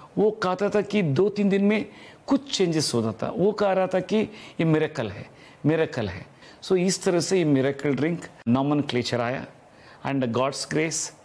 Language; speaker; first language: Hindi; non-native, local second language; Telugu